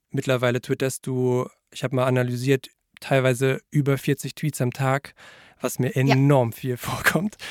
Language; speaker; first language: German; native; German